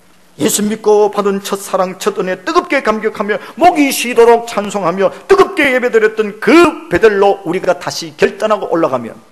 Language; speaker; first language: Korean; native; Korean